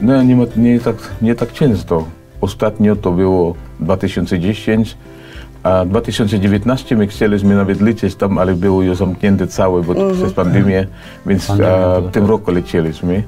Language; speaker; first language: Polish; non-native, fluent; Cebuano